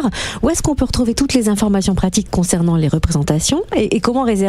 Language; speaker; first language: French; native; French